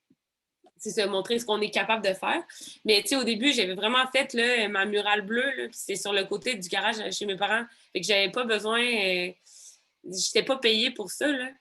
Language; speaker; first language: French; native; French